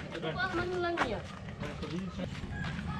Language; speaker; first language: English; non-native, fluent; Polish